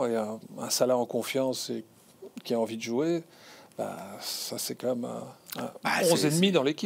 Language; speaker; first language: French; native; French